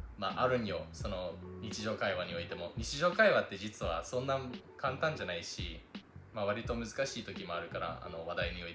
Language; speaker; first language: Japanese; non-native, fluent; English